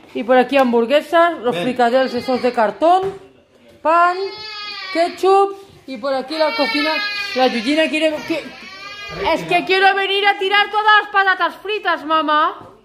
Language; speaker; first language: Spanish; native; Spanish